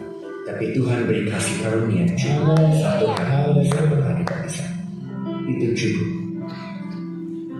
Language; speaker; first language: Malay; non-native, fluent; English